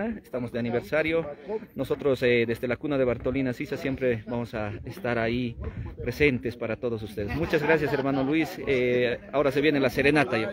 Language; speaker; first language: Spanish; native; Spanish